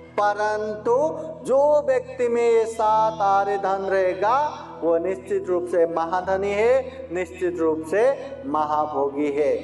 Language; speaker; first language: Hindi; non-native, local second language; Marathi